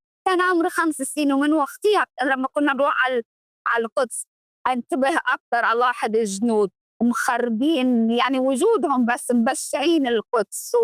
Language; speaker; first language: Arabic; early bilingual, heritage; Arabic